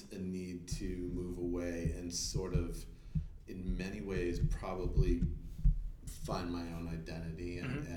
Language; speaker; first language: English; native; English